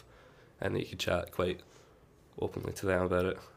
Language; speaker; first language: English; native; English